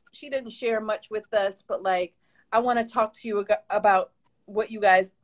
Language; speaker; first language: English; native; English